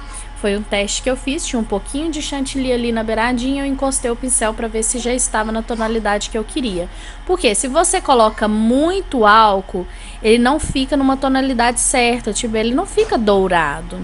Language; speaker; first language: Portuguese; native; Portuguese